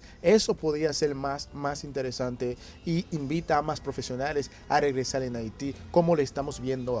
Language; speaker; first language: Spanish; non-native, fluent; Haitian Creole